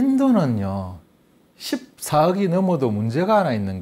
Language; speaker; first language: Korean; native; Korean